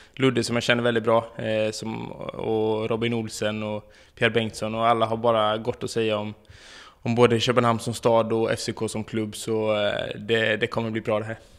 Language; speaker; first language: Swedish; native; Swedish